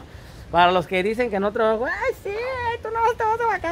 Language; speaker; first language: Spanish; native; Spanish